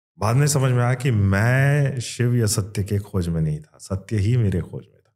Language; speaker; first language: Hindi; non-native, local second language; Kannada